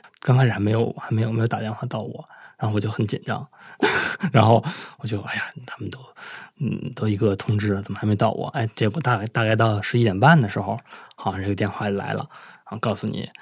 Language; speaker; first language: Chinese; native; Chinese